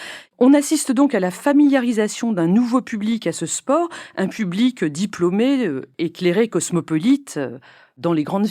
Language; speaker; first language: French; native; French